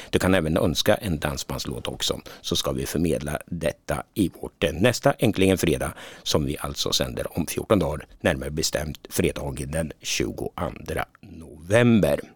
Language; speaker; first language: Swedish; native; Swedish